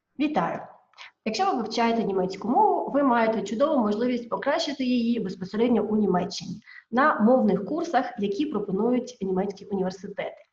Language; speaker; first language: Ukrainian; native; Ukrainian